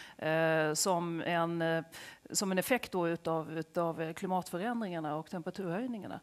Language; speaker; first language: Swedish; native; Swedish